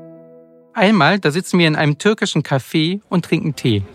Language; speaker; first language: German; native; German